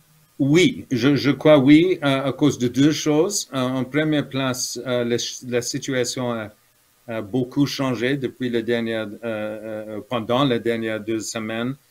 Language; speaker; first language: French; non-native, fluent; English